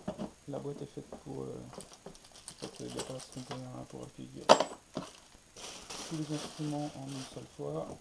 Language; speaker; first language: French; native; French